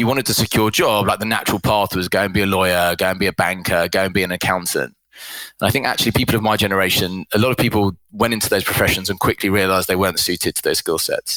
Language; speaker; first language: English; native; English